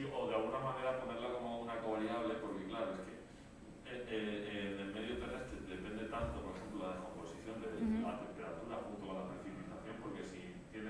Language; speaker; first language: Spanish; native; Spanish